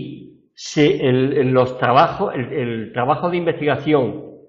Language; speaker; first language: Spanish; native; Spanish